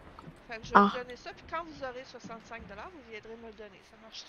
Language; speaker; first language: French; native; French